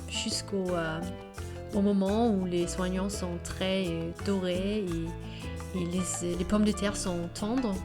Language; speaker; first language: French; non-native, learner; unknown